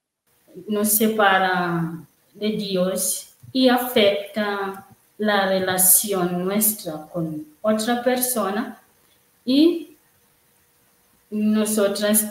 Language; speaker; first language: Spanish; non-native, learner; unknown